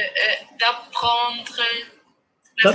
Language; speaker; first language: French; non-native, learner; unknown